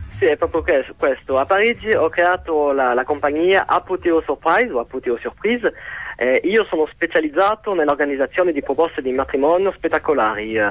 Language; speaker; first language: Italian; non-native, fluent; French